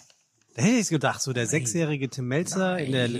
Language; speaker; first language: German; native; German